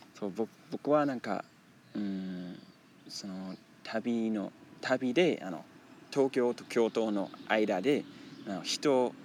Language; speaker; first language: Japanese; non-native, learner; Danish